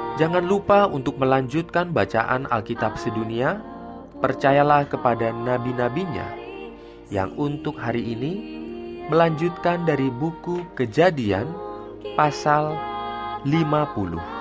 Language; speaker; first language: Indonesian; native; Indonesian